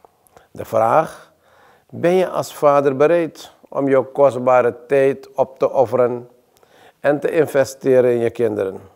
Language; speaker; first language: Dutch; native; Dutch